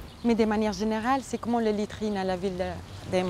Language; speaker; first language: French; native; French